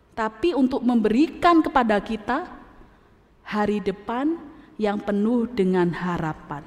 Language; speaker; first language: Indonesian; native; Indonesian